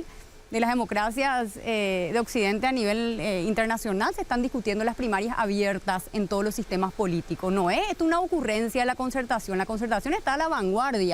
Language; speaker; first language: Spanish; native; Spanish